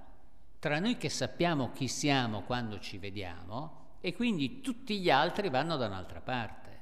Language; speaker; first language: Italian; native; Italian